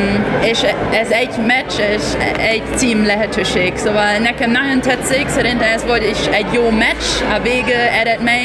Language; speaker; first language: Hungarian; non-native, learner; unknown